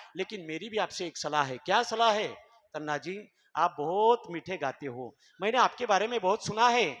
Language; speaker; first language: Hindi; non-native, local second language; Marathi